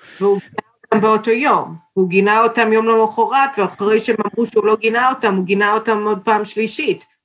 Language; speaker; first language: Hebrew; non-native, fluent; English